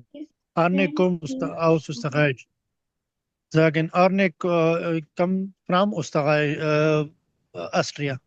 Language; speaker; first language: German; non-native, learner; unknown